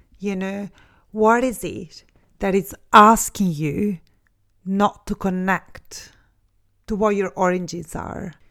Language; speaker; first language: English; non-native, fluent; Italian